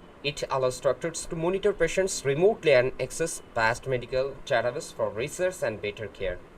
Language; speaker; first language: English; non-native, local second language; Bangla